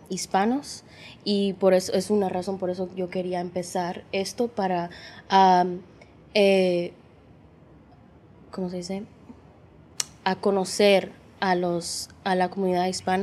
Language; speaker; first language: Spanish; early bilingual, heritage; English